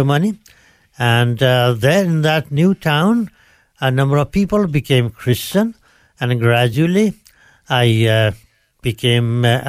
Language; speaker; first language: English; non-native, local second language; Nepali